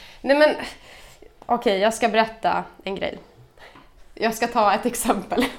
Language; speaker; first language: Swedish; native; Swedish